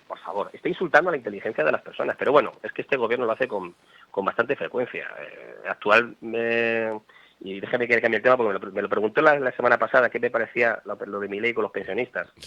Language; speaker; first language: Spanish; native; Spanish